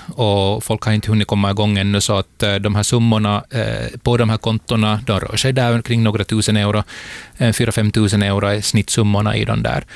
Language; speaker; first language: Swedish; native; Swedish